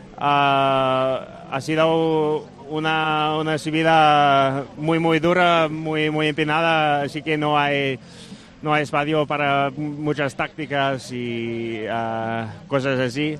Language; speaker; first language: Spanish; non-native, fluent; Dutch